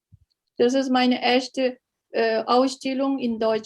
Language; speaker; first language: German; non-native, learner; Uyghur